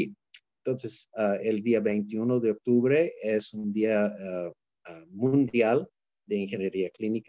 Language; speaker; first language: Spanish; non-native, fluent; English